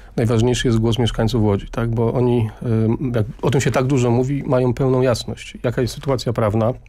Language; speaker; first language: Polish; native; Polish